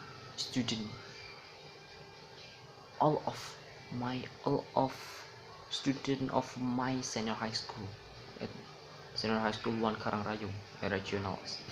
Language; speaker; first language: English; non-native, learner; Indonesian